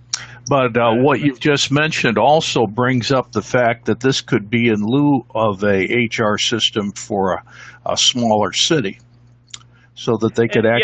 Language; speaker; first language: English; native; English